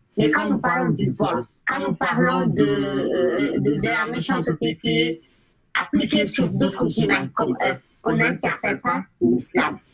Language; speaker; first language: French; non-native, local second language; Wolof